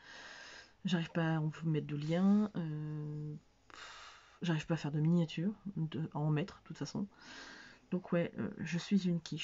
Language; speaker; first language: French; native; French